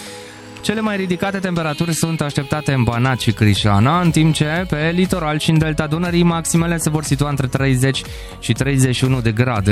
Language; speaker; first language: Romanian; native; Romanian